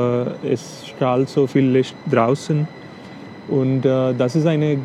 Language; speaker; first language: German; non-native, fluent; English